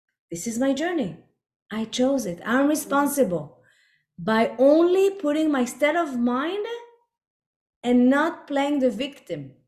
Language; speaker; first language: English; non-native, fluent; Hebrew